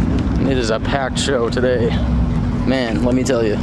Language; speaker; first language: English; native; English